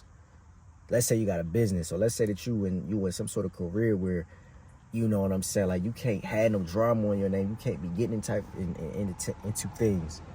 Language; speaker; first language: English; native; English